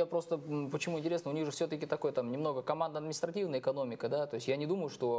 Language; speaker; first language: Russian; native; Russian